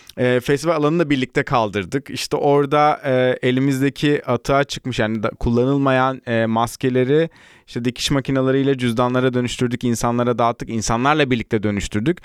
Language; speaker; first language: Turkish; native; Turkish